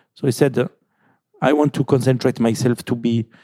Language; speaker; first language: English; non-native, fluent; French